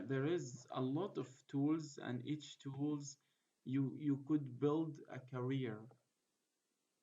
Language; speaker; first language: English; non-native, fluent; Arabic